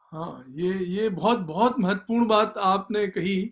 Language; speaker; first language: Hindi; native; Hindi